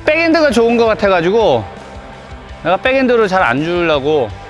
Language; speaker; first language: Korean; native; Korean